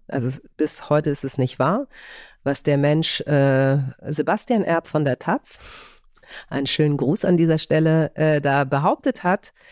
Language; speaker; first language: German; early bilingual, other home language; Greek